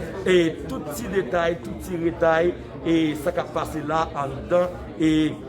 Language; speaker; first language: French; non-native, local second language; Haitian Creole